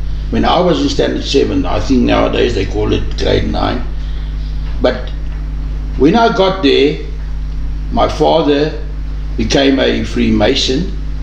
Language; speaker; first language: English; non-native, local second language; Afrikaans